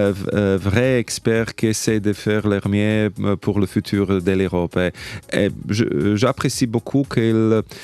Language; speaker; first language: French; non-native, fluent; Slovak